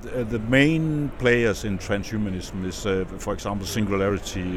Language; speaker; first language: English; non-native, fluent; Danish